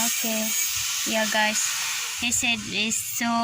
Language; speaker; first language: English; non-native, learner; Cebuano